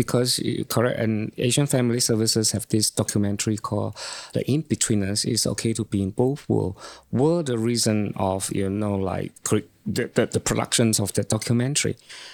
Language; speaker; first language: English; non-native, local second language; Chinese